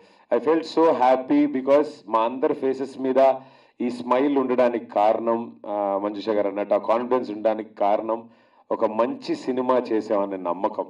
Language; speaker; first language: Telugu; native; Telugu